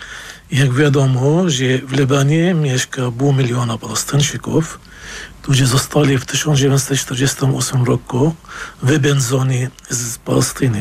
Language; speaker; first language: Polish; non-native, fluent; Arabic